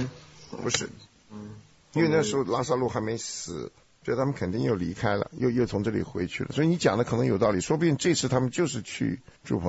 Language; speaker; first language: Chinese; native; Chinese